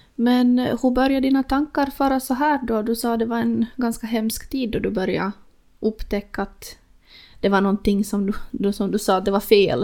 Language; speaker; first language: Swedish; native; Swedish